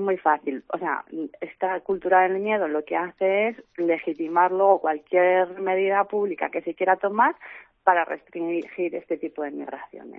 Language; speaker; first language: Spanish; native; Spanish